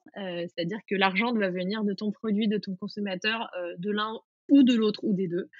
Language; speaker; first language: French; native; French